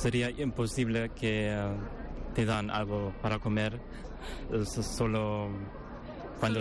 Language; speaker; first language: Spanish; non-native, fluent; German